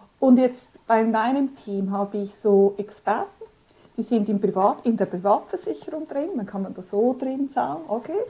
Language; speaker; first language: German; early bilingual, other home language; Spanish